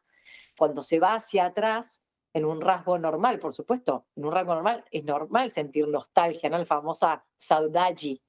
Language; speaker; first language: Spanish; native; Spanish